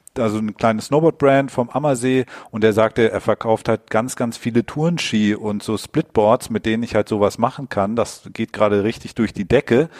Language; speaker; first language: German; native; German